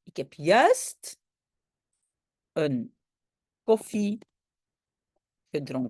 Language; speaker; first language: Dutch; non-native, local second language; French